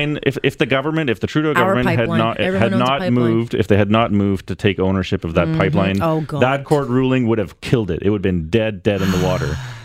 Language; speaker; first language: English; native; English